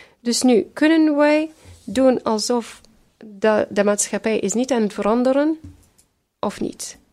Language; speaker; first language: Dutch; non-native, fluent; Syriac